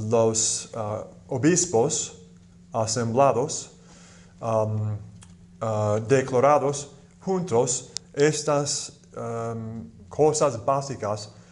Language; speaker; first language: Spanish; non-native, fluent; English